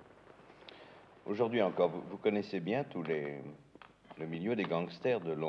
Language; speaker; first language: French; native; French